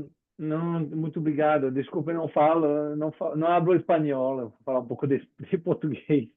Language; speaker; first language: Portuguese; non-native, learner; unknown